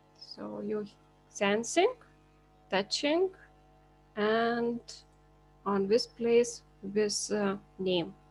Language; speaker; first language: English; non-native, learner; Lithuanian